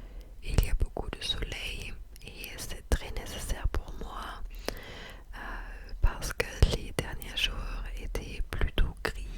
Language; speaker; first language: French; non-native, fluent; English